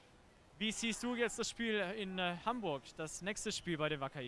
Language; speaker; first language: German; native; German